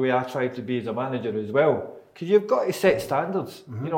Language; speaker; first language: English; native; English